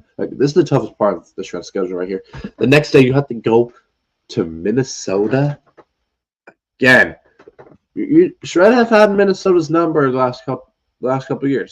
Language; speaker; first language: English; native; English